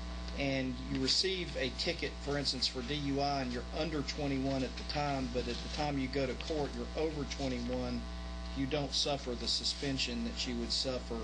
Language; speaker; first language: English; native; English